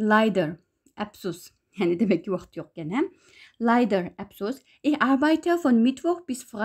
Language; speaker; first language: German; non-native, fluent; Uyghur